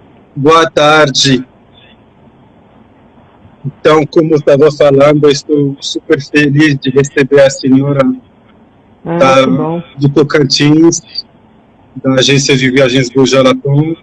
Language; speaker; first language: Portuguese; non-native, fluent; French